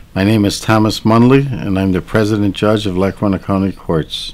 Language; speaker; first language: English; native; English